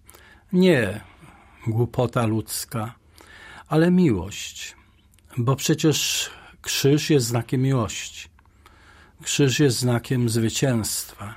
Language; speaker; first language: Polish; native; Polish